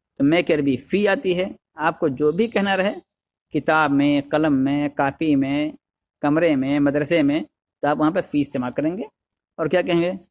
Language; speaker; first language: Urdu; native; Urdu